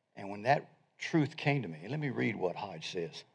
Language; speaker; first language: English; native; English